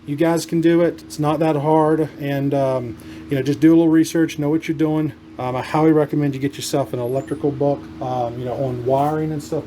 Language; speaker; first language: English; native; English